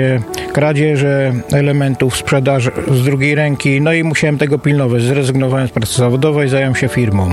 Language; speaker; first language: Polish; native; Polish